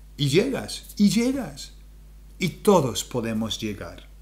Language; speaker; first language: Spanish; non-native, fluent; English